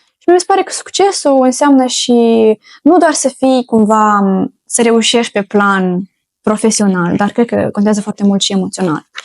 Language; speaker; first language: Romanian; native; Romanian